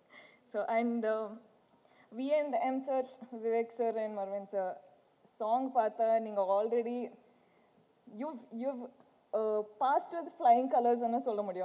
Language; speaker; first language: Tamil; non-native, learner; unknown